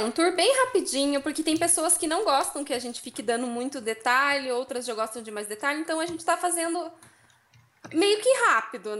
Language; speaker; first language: Portuguese; native; Portuguese